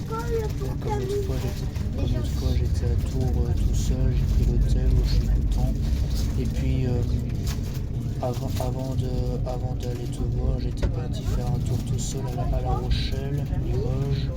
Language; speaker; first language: French; native; French